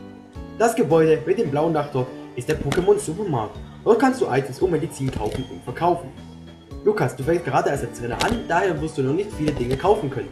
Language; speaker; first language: German; native; German